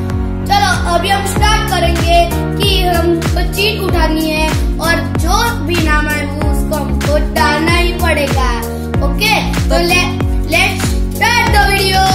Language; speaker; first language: Hindi; native; Hindi